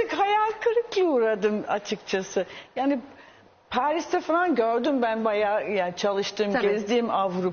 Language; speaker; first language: Turkish; non-native, fluent; English